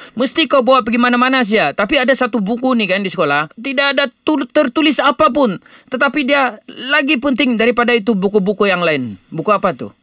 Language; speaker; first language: Malay; native; Malay